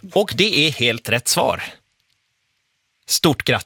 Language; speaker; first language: Swedish; native; Swedish